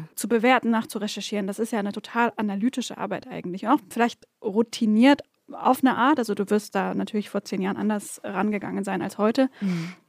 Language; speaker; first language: German; native; German